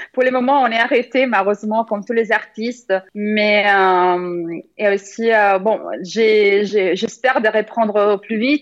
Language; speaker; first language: French; non-native, fluent; Italian